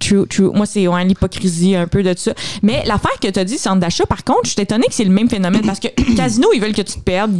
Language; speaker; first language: French; native; French